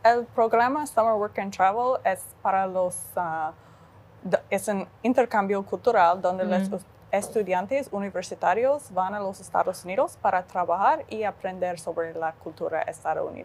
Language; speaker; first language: Spanish; non-native, fluent; English